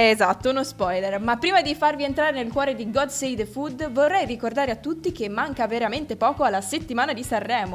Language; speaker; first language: Italian; native; Italian